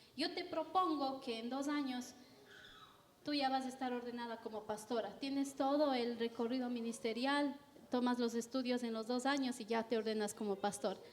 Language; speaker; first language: Spanish; native; Spanish